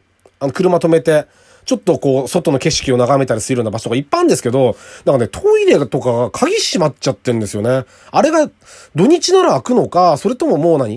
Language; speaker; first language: Japanese; native; Japanese